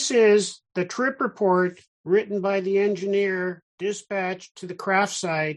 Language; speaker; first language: English; native; English